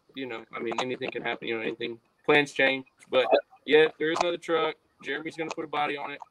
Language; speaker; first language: English; native; English